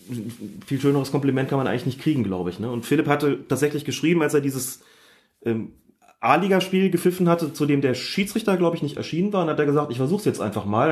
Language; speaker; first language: German; native; German